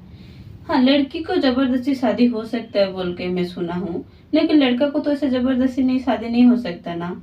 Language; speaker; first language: Hindi; non-native, local second language; Odia